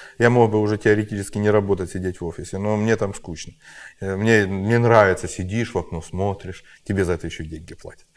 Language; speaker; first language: Russian; native; Russian